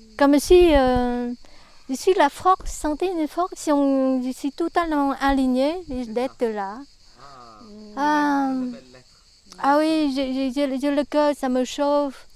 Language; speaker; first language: French; non-native, learner; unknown